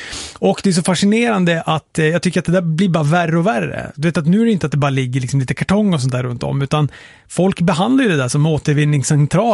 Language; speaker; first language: Swedish; native; Swedish